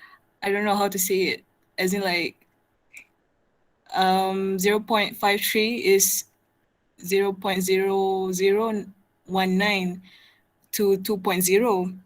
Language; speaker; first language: English; non-native, local second language; Malay